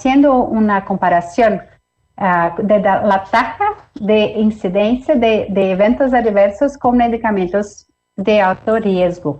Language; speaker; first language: Spanish; non-native, fluent; Portuguese